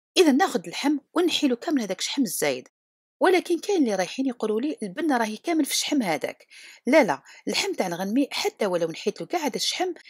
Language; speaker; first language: Arabic; native; Arabic